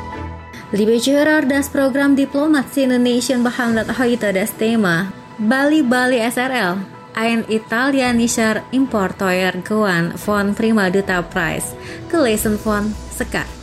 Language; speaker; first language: German; non-native, fluent; Indonesian